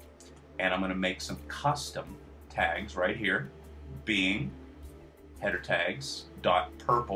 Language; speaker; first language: English; native; English